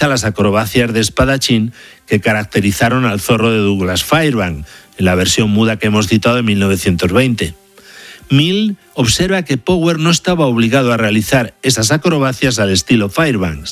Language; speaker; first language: Spanish; native; Spanish